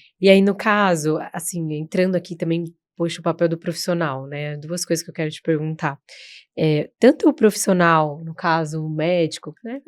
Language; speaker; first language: Portuguese; native; Portuguese